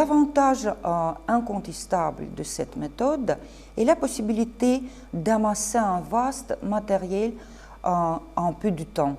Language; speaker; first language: French; non-native, fluent; Russian